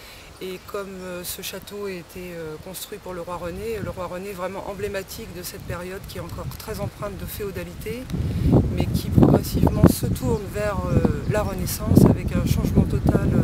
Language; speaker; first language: French; native; French